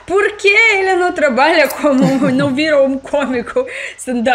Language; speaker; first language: Portuguese; non-native, learner; Russian